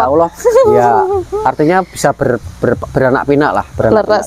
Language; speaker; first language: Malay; non-native, local second language; Javanese